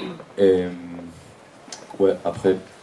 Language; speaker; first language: French; non-native, fluent; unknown